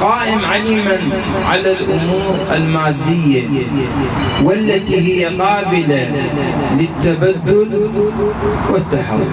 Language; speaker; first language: Arabic; native; Arabic